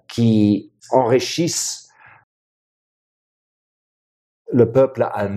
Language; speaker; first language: French; non-native, fluent; German